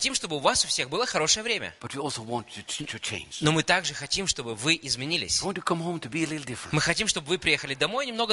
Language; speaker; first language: Russian; native; Russian